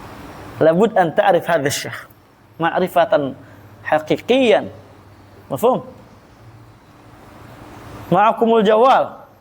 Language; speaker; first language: Arabic; non-native, fluent; Indonesian